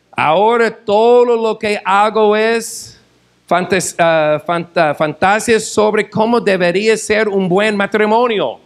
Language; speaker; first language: Spanish; non-native, fluent; English